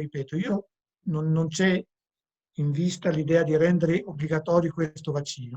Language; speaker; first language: Italian; native; Italian